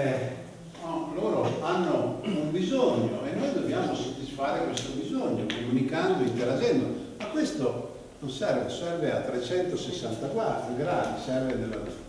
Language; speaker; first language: Italian; native; Italian